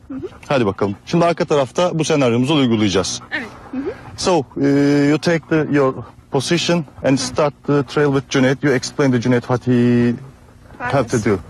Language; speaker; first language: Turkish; native; Turkish